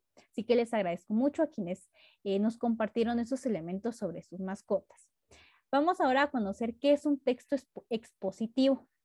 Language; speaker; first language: Spanish; native; Spanish